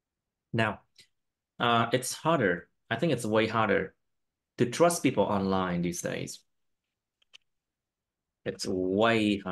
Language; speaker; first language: English; non-native, fluent; Vietnamese